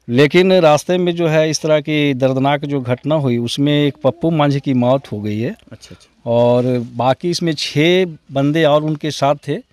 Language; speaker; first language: Hindi; native; Hindi